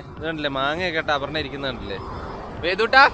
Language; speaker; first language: Malayalam; native; Malayalam